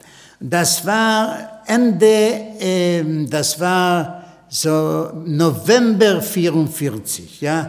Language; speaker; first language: German; non-native, fluent; Yiddish